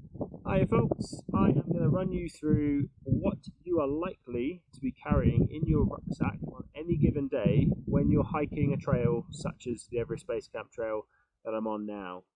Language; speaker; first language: English; native; English